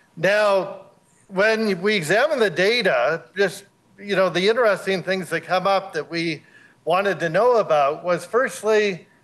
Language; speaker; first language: English; native; English